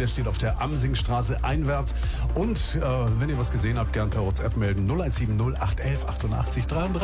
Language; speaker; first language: German; native; German